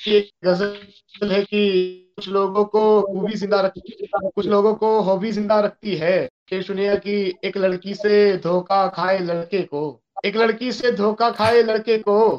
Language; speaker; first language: Hindi; native; Hindi